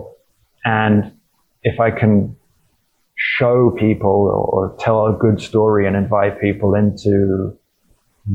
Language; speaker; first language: English; native; English